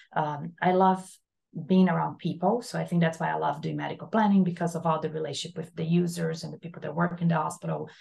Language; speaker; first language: English; non-native, fluent; Portuguese